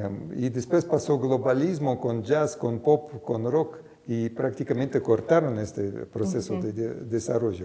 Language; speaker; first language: Spanish; non-native, fluent; Russian